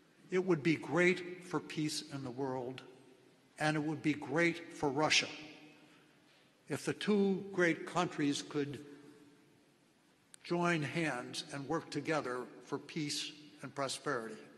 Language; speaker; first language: English; native; English